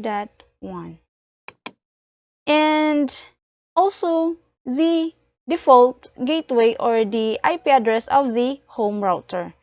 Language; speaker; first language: English; non-native, learner; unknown